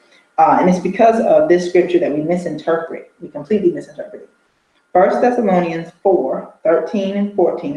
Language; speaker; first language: English; native; English